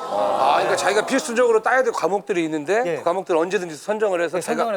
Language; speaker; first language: Korean; native; Korean